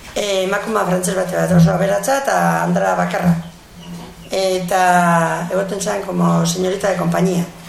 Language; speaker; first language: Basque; native; Basque